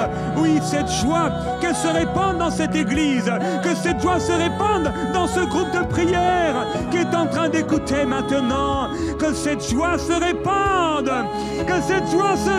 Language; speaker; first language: French; native; French